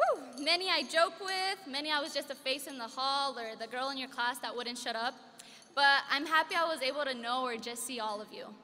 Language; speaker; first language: English; early bilingual, other home language; Spanish